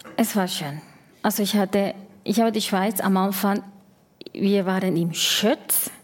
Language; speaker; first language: German; non-native, fluent; Spanish